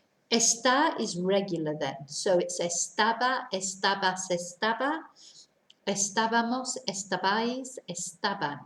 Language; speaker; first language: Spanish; non-native, fluent; English